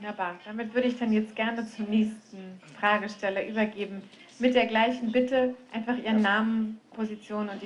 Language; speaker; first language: German; native; German